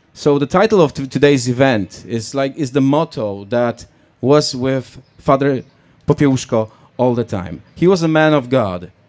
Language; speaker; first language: English; non-native, fluent; Polish